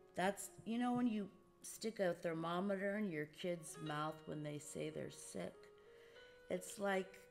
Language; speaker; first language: English; early bilingual, other home language; Portuguese